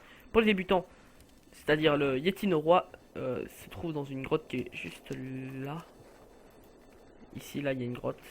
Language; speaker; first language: French; native; French